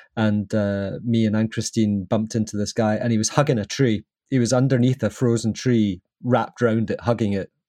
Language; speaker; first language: English; native; English